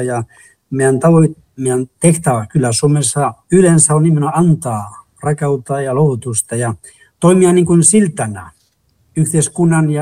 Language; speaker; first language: Finnish; non-native, fluent; Spanish